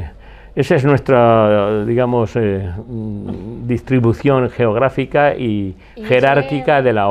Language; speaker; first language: Spanish; native; Spanish